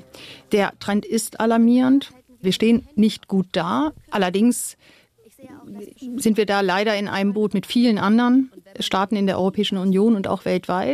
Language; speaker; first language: German; native; German